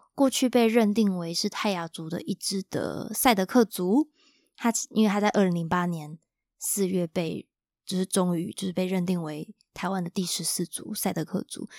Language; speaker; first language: Chinese; native; Chinese